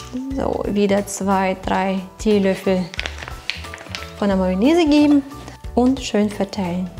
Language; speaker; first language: German; non-native, fluent; Russian